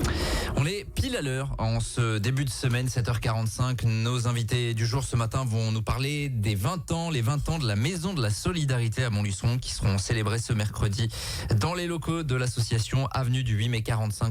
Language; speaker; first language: French; native; French